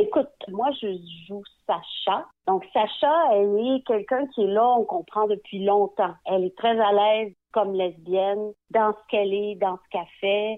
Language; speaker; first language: French; native; French